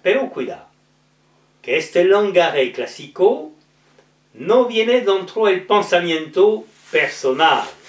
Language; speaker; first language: Spanish; non-native, learner; French